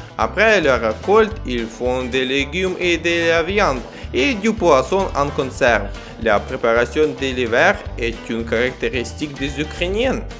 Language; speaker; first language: French; non-native, learner; Ukrainian